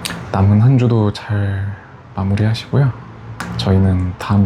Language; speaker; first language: Korean; native; Korean